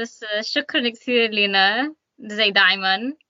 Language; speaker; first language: Arabic; non-native, learner; English